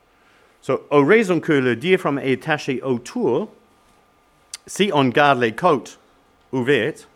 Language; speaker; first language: French; non-native, learner; English